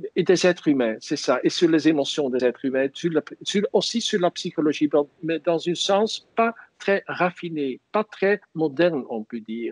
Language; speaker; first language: French; non-native, fluent; Dutch